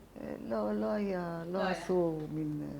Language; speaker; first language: Hebrew; non-native, fluent; Italian